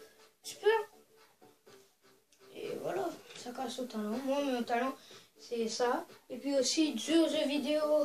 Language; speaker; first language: French; native; French